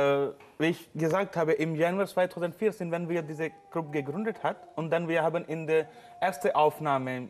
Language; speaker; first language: German; non-native, learner; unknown